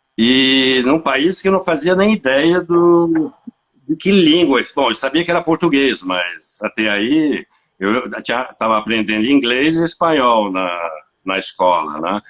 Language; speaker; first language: Portuguese; non-native, fluent; French